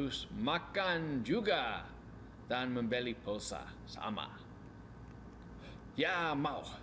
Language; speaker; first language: Indonesian; non-native, learner; English